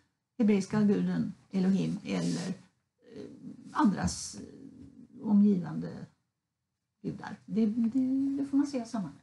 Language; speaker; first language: Swedish; native; Swedish